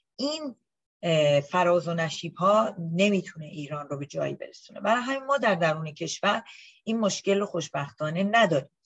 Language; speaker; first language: Persian; native; Persian